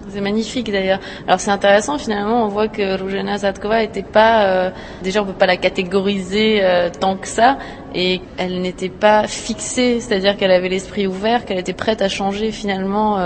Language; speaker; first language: French; non-native, fluent; Czech